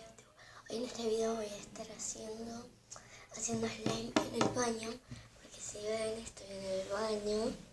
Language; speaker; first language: Spanish; native; Spanish